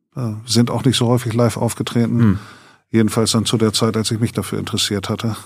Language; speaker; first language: German; native; German